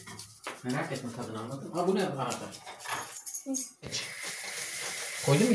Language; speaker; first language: Turkish; native; Turkish